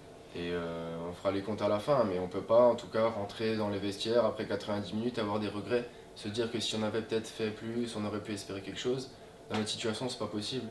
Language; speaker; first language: French; native; French